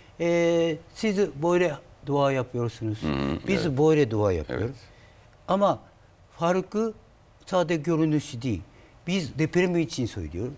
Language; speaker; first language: Turkish; non-native, learner; Japanese